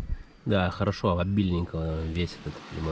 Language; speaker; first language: Russian; native; Russian